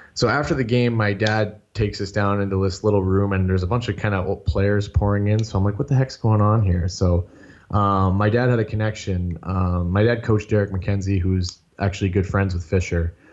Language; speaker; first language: English; native; English